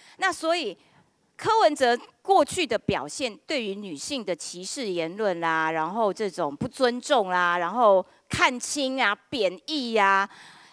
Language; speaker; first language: Chinese; native; Chinese